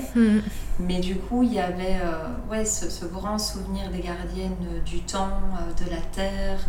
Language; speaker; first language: French; native; French